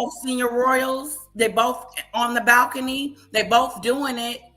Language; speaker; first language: English; native; English